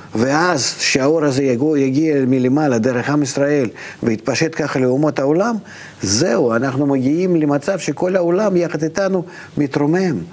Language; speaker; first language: Hebrew; non-native, fluent; Russian